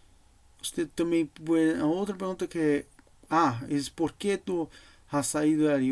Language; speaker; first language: Portuguese; non-native, learner; Spanish